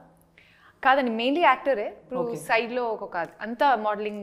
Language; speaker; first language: Telugu; non-native, local second language; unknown